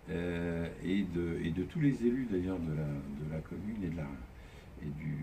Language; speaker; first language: French; native; French